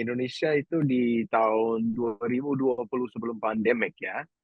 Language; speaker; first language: Indonesian; non-native, fluent; Danish